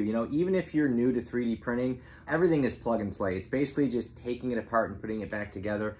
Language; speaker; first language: English; native; English